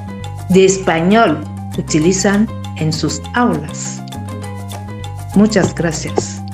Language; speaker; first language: Spanish; non-native, fluent; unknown